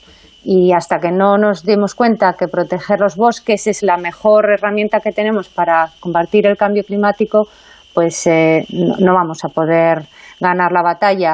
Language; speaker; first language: Spanish; native; Spanish